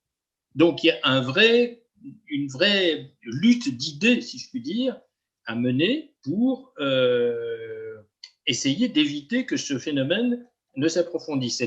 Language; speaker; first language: French; native; French